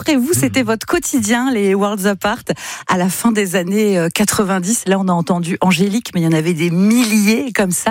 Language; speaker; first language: French; native; French